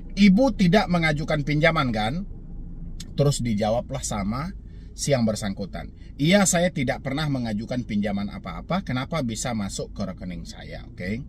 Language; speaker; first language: Indonesian; non-native, local second language; Minangkabau